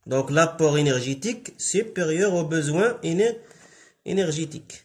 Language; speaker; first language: French; non-native, local second language; Arabic